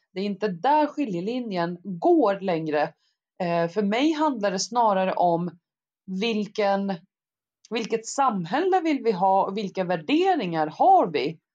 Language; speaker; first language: Swedish; early bilingual, other home language; Arabic